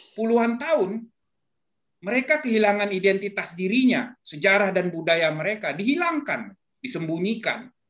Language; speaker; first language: Indonesian; native; Indonesian